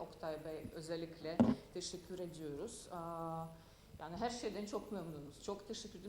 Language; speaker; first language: Turkish; non-native, fluent; Russian